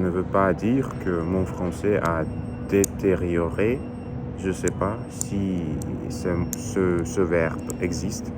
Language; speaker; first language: French; non-native, learner; Russian